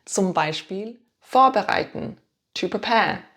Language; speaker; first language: German; non-native, fluent; English